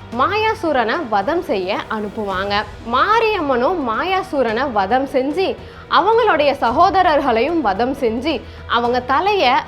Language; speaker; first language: Tamil; native; Tamil